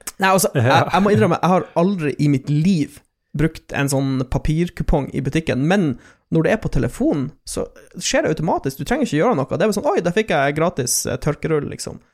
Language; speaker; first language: Norwegian; native; Norwegian